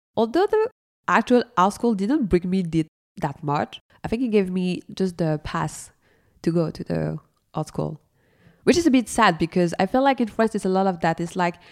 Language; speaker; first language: English; non-native, fluent; French